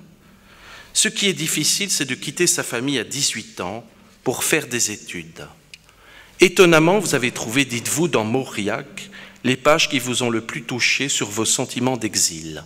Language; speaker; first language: French; native; French